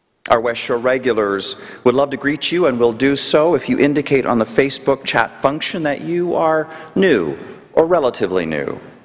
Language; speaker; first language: English; native; English